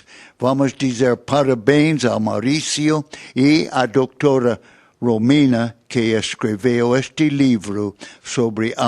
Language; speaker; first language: Portuguese; non-native, fluent; English